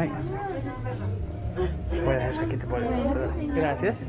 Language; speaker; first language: Spanish; non-native, learner; English